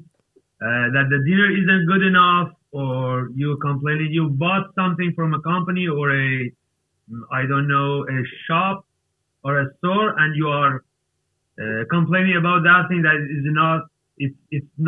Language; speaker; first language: English; non-native, learner; Persian